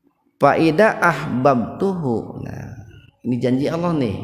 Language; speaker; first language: Indonesian; native; Indonesian